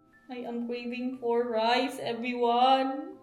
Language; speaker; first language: English; non-native, local second language; Filipino